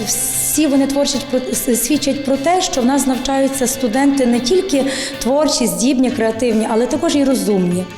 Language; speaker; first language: Ukrainian; native; Ukrainian